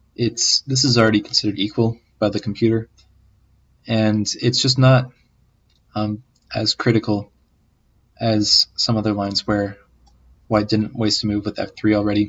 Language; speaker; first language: English; native; English